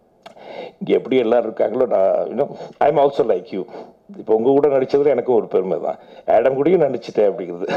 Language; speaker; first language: Tamil; native; Tamil